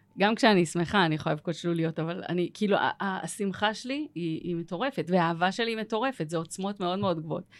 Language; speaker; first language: Hebrew; native; Hebrew